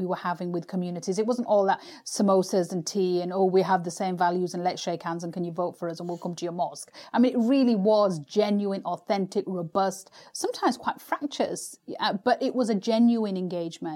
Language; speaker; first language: English; native; English